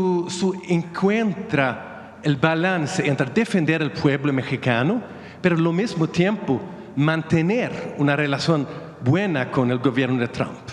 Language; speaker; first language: Spanish; non-native, fluent; Swedish